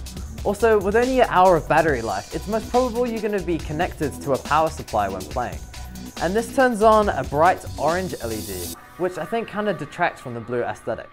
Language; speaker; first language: English; native; English